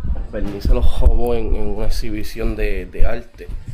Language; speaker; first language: Spanish; native; Spanish